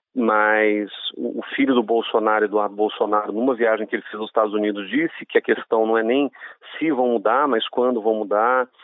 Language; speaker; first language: Portuguese; non-native, fluent; Hebrew